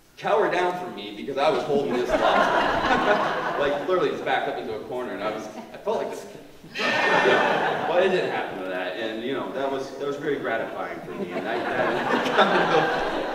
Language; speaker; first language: English; native; English